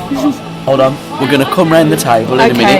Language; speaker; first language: English; native; English